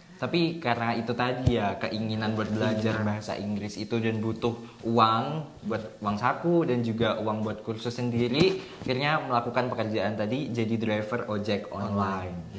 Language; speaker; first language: Indonesian; native; Indonesian